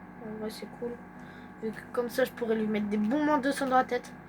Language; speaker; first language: French; native; French